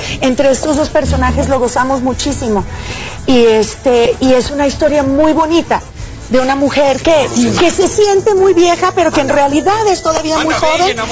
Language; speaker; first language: Spanish; early bilingual, heritage; English